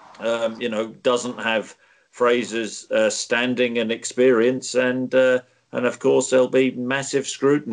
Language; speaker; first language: English; native; English